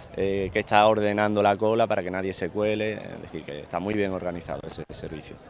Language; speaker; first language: Spanish; non-native, fluent; English